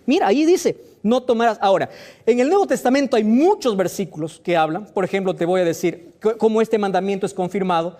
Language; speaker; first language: Spanish; native; Spanish